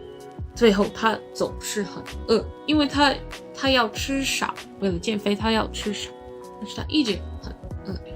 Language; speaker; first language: Chinese; non-native, learner; English